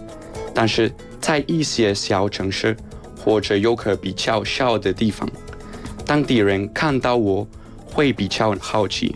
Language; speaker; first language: Chinese; non-native, learner; Spanish